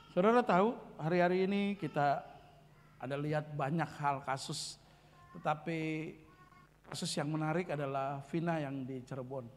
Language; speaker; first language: Indonesian; native; Indonesian